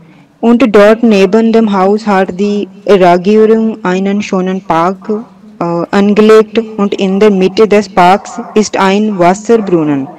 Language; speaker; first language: German; non-native, learner; Punjabi